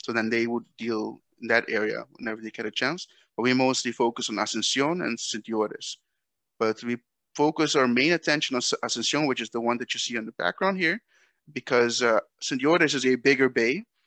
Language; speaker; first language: English; non-native, fluent; Dutch